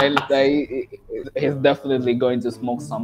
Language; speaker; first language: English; non-native, fluent; Portuguese